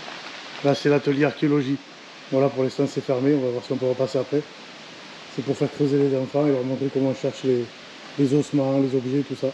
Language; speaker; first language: French; native; French